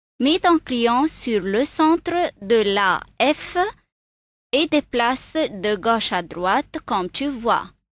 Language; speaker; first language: French; non-native, fluent; Arabic